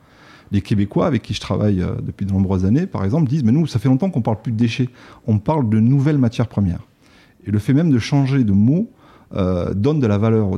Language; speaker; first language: French; native; French